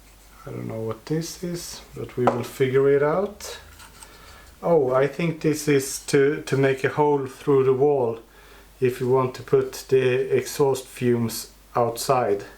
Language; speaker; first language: English; non-native, fluent; Swedish